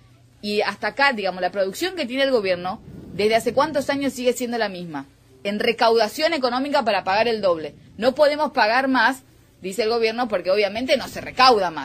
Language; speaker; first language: Spanish; native; Spanish